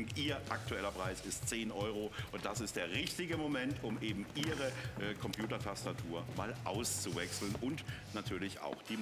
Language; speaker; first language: German; native; German